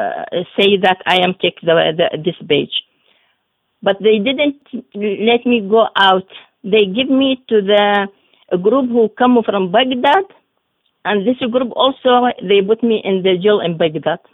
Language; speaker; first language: English; non-native, learner; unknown